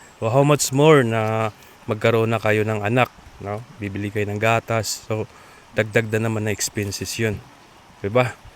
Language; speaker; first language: Filipino; non-native, local second language; Cebuano